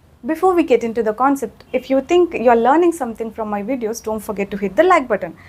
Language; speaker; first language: English; non-native, local second language; Telugu